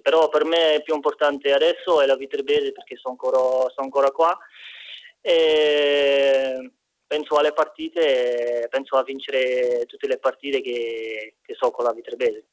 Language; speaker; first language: Italian; non-native, fluent; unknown